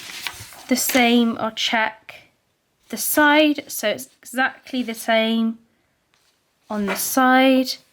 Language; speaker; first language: English; native; English